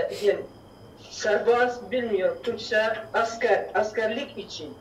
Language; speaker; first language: Turkish; non-native, learner; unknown